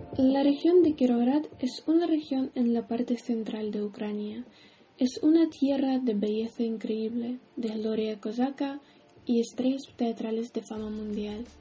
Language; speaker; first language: Spanish; non-native, fluent; Ukrainian